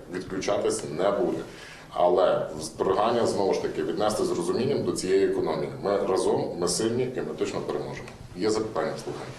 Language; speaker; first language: Ukrainian; native; Ukrainian